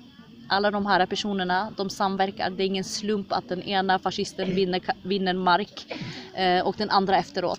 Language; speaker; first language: Swedish; early bilingual, other home language; Kurdish